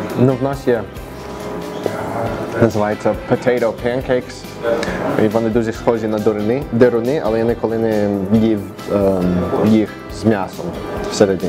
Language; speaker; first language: Ukrainian; early bilingual, heritage; Ukrainian